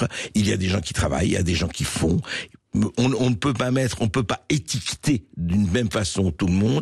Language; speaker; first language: French; native; French